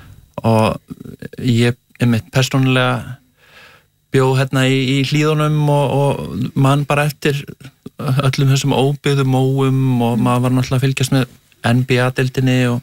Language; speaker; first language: Icelandic; native; Icelandic